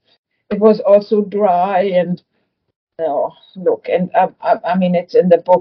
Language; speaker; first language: English; non-native, fluent; German